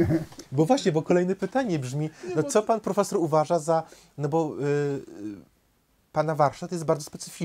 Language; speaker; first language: Polish; native; Polish